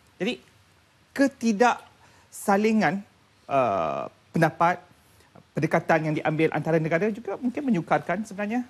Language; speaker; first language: Malay; native; Malay